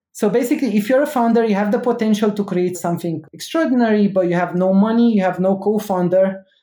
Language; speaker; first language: English; non-native, fluent; Romanian